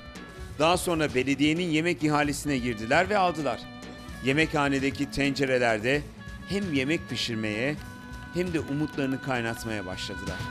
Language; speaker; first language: Turkish; native; Turkish